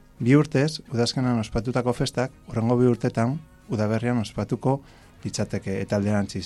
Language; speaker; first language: Basque; non-native, local second language; Spanish